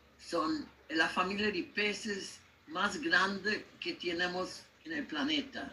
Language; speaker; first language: Spanish; non-native, learner; German